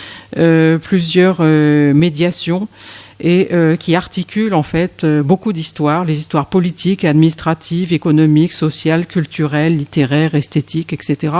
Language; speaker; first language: French; native; French